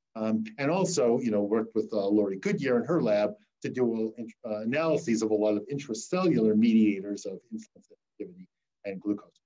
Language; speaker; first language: English; native; English